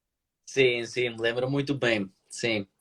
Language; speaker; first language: Portuguese; non-native, learner; Spanish